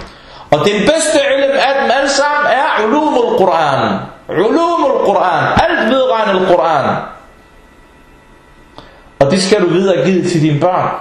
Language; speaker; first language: Danish; non-native, fluent; Arabic